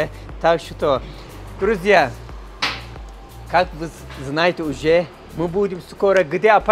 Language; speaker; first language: Russian; non-native, fluent; Turkish